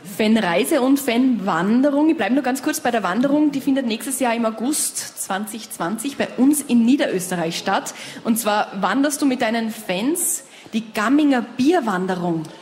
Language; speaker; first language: German; native; German